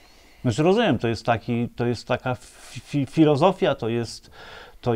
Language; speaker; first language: Polish; native; Polish